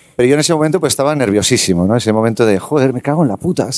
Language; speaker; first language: Spanish; native; Spanish